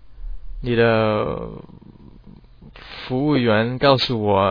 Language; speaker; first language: Chinese; non-native, learner; English